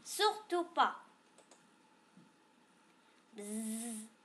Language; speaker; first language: French; non-native, local second language; English